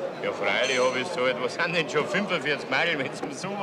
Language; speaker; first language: German; native; German